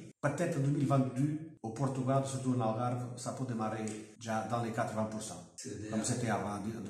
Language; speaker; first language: French; non-native, fluent; Portuguese